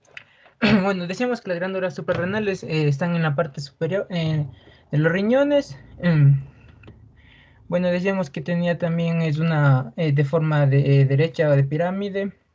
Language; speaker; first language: Spanish; native; Spanish